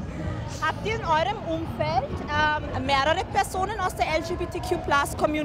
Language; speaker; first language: German; native; German